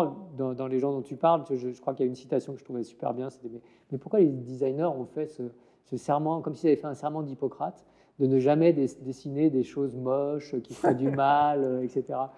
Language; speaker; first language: French; native; French